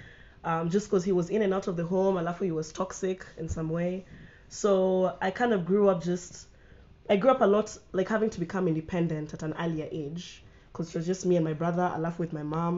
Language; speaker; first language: English; non-native, local second language; Swahili